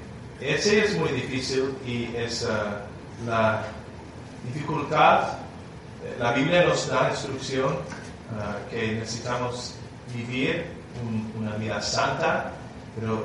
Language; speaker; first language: Spanish; non-native, learner; English